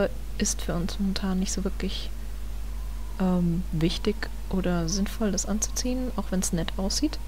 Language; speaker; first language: German; native; German